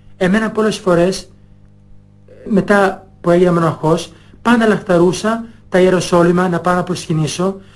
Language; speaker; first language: Greek; non-native, fluent; Albanian